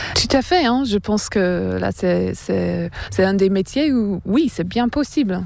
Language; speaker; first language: French; non-native, fluent; English